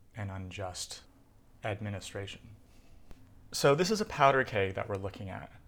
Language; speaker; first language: English; native; English